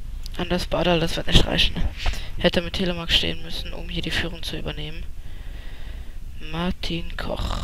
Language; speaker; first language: German; native; German